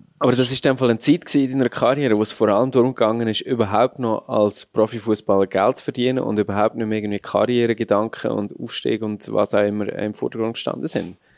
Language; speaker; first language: German; native; German